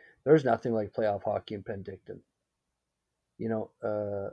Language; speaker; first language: English; native; English